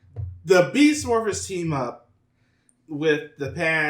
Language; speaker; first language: English; native; English